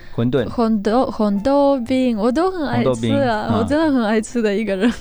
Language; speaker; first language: Chinese; non-native, fluent; Russian